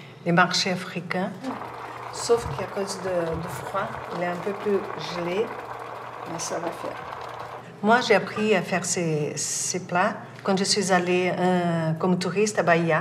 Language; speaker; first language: French; non-native, fluent; Portuguese